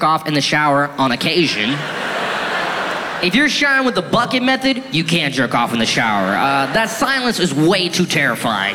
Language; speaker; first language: English; native; English